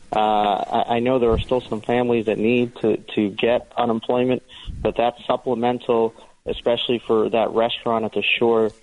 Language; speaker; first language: English; early bilingual, other home language; Hindi